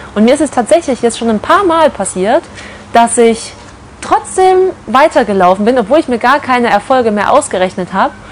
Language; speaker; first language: German; native; German